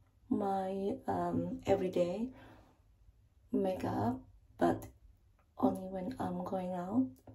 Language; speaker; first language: English; non-native, fluent; Indonesian